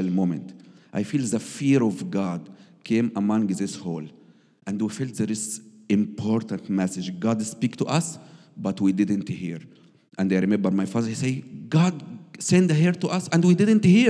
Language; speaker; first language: English; non-native, learner; Arabic